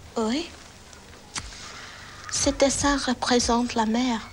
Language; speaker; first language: French; non-native, learner; English